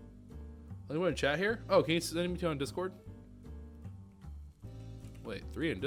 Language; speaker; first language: English; native; English